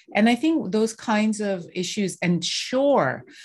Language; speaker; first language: English; non-native, local second language; Bangla